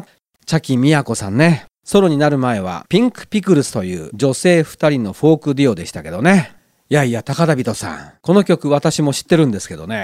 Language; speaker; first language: Japanese; native; Japanese